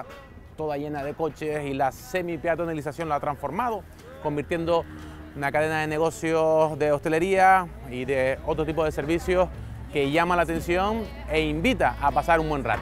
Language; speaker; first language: Spanish; native; Spanish